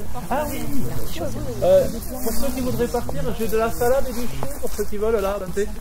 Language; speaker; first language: French; native; French